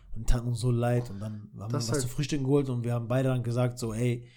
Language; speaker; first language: German; early bilingual, other home language; Albanian